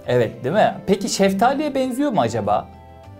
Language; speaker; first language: Turkish; native; Turkish